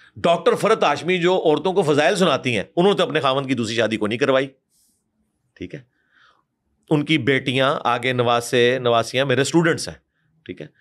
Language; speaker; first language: Urdu; non-native, local second language; Punjabi